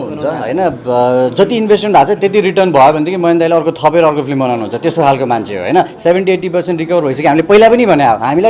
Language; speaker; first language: Nepali; native; Nepali